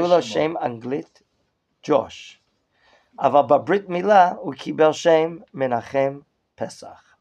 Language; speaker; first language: Hebrew; non-native, fluent; English